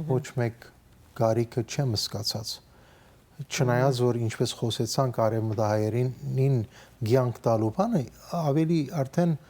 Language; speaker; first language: Armenian; early bilingual, heritage; Armenian